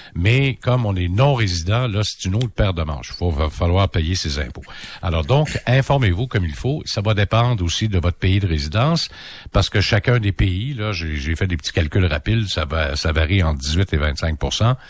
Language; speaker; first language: French; native; French